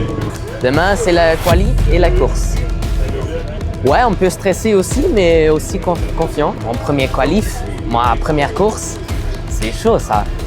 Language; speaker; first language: French; non-native, learner; Luxembourgish